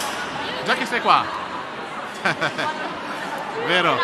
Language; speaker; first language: Italian; native; Italian